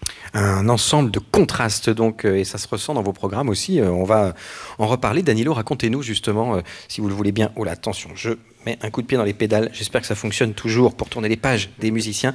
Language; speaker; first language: French; native; French